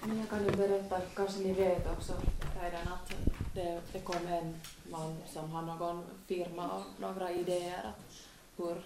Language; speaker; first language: Swedish; non-native, local second language; Finnish